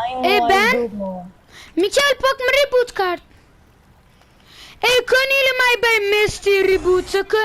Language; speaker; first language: Dutch; early bilingual, other home language; Turkish